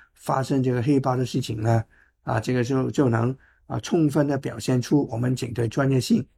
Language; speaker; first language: Chinese; non-native, fluent; Cantonese